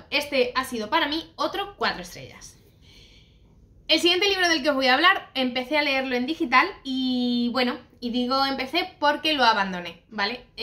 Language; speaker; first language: Spanish; native; Spanish